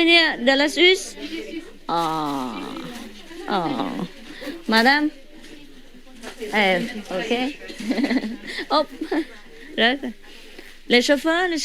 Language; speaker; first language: French; non-native, learner; Vietnamese